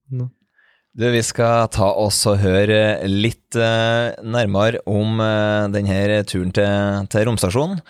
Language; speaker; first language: Norwegian; native; Norwegian